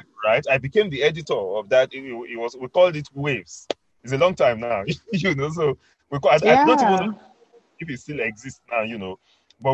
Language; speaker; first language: English; non-native, local second language; Yoruba